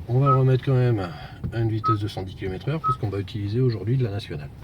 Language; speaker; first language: French; native; French